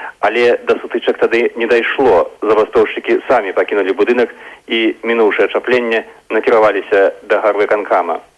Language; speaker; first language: Belarusian; native; Belarusian